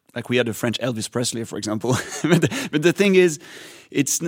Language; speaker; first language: English; non-native, fluent; French